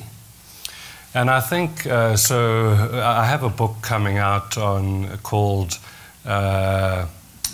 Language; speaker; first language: English; native; English